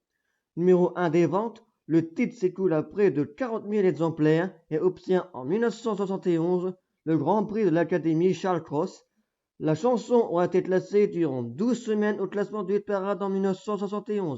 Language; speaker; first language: French; native; French